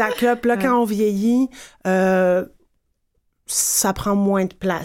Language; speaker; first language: French; native; French